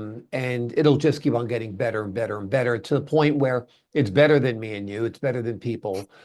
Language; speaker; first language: English; native; English